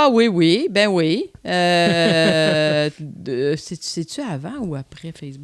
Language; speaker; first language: French; native; French